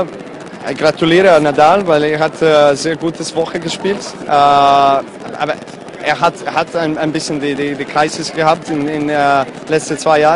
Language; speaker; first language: German; non-native, learner; Serbian